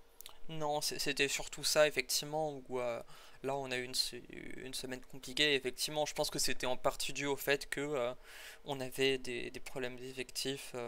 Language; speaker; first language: French; native; French